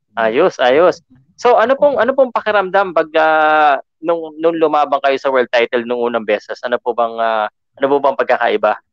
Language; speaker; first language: Filipino; native; Filipino